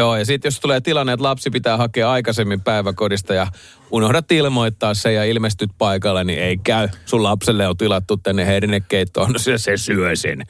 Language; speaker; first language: Finnish; native; Finnish